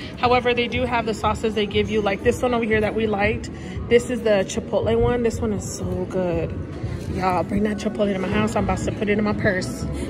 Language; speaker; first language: English; early bilingual, other home language; Spanish